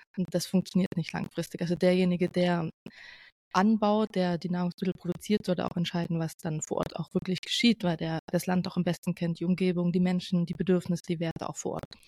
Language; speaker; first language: German; native; German